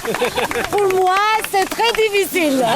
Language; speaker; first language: French; non-native, learner; Albanian